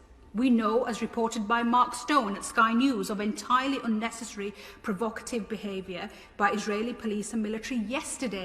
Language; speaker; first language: English; native; English